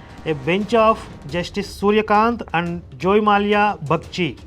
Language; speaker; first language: English; non-native, local second language; Telugu